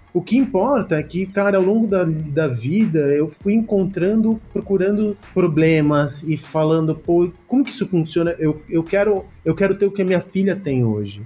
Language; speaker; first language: Portuguese; early bilingual, other home language; Spanish